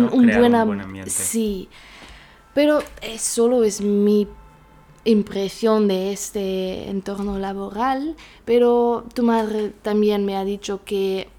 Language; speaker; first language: Spanish; non-native, learner; German